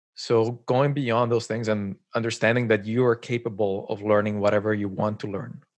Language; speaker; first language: English; non-native, fluent; Spanish